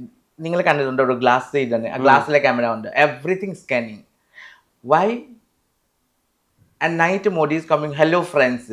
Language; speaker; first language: Malayalam; non-native, fluent; Assamese